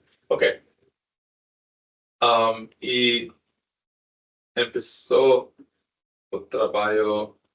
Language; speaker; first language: Portuguese; non-native, learner; Spanish